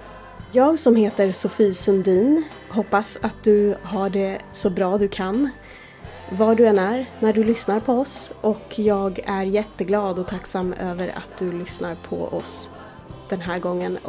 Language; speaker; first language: Swedish; native; Swedish